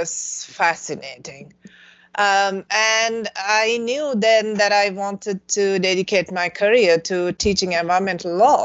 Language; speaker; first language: English; non-native, local second language; Sinhala